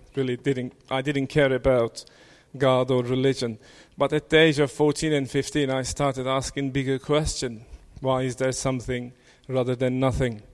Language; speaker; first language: English; non-native, fluent; Turkish